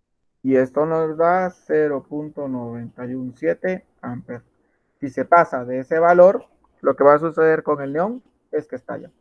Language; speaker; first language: Spanish; native; Spanish